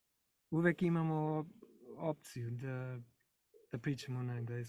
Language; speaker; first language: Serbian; non-native, learner; English